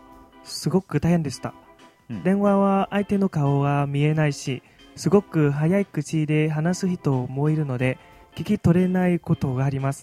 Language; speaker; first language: Japanese; non-native, fluent; Vietnamese